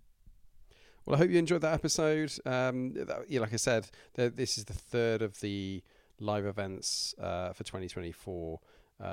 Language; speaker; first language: English; native; English